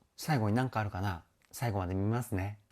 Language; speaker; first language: Japanese; native; Japanese